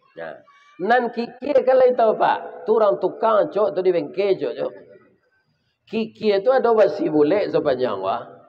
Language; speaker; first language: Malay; non-native, local second language; Minangkabau